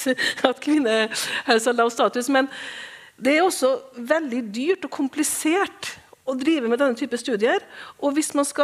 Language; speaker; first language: Norwegian; native; Norwegian